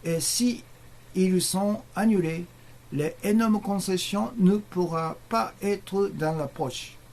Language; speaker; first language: French; non-native, learner; Japanese